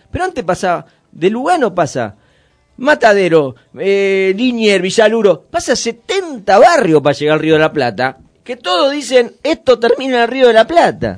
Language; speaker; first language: Spanish; native; Spanish